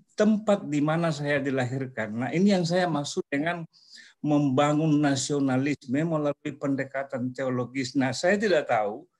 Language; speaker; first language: Indonesian; native; Indonesian